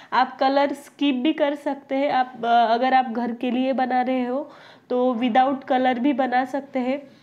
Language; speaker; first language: Hindi; non-native, local second language; Marathi